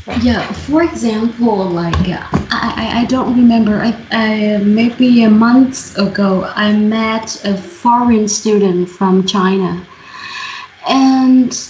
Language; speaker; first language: English; non-native, learner; Vietnamese